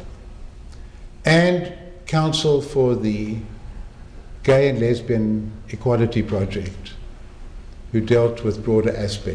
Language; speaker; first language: English; native; English